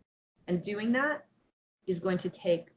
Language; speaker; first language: English; native; English